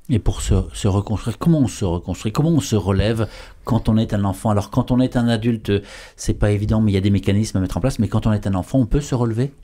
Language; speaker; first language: French; native; French